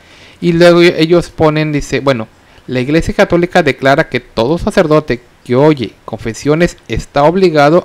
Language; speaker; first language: Spanish; native; Spanish